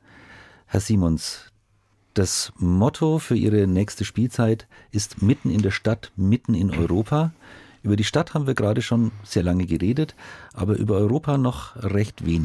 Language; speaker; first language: German; native; German